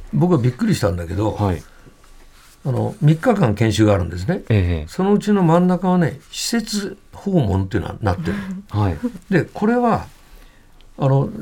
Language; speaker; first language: Japanese; native; Japanese